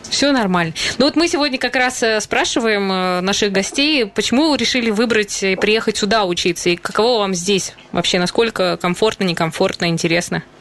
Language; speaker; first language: Russian; native; Russian